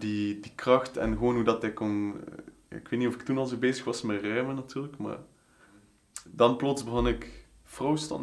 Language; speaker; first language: Dutch; native; Dutch